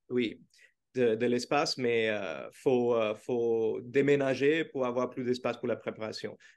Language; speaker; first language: French; non-native, fluent; Portuguese